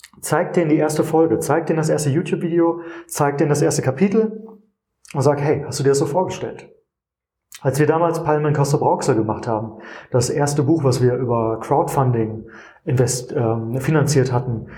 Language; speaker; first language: German; native; German